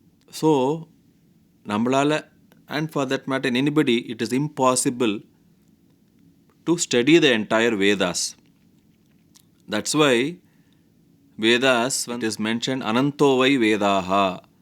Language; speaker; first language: English; non-native, local second language; Tamil